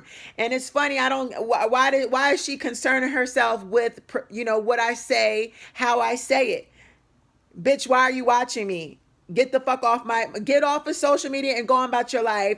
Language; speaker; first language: English; native; English